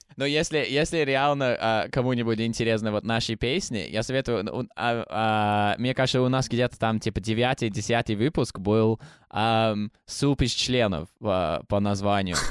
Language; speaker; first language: Russian; non-native, fluent; English